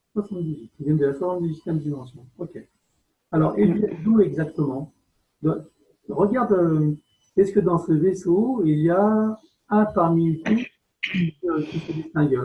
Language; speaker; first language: French; native; French